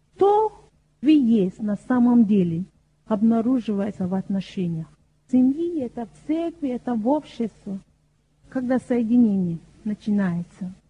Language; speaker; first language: Russian; non-native, fluent; Yoruba